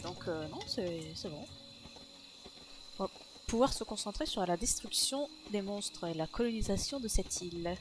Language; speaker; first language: French; native; French